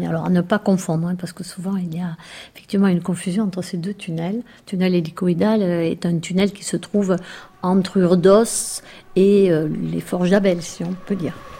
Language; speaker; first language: French; native; French